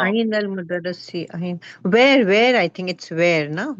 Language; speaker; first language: Hindi; native; Hindi